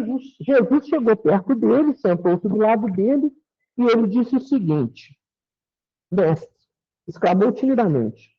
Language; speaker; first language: Portuguese; native; Portuguese